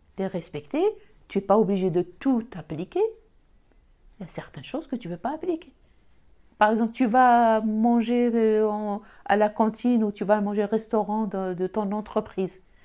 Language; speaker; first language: French; non-native, local second language; Arabic